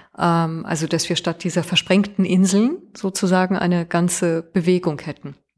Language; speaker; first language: German; early bilingual, other home language; Persian